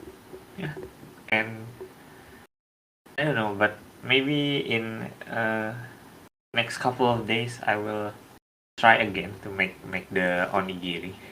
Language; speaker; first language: English; non-native, learner; Indonesian